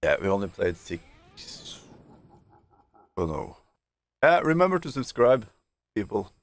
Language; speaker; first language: English; non-native, fluent; Norwegian